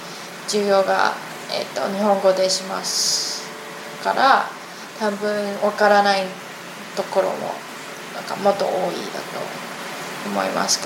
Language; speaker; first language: Japanese; non-native, learner; Chinese